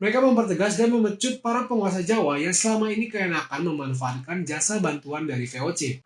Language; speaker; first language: Indonesian; native; Indonesian